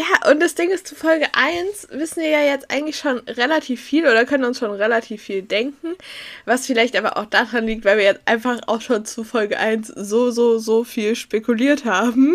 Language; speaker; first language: German; native; German